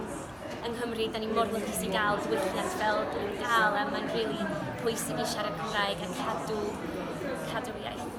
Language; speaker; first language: Welsh; non-native, local second language; English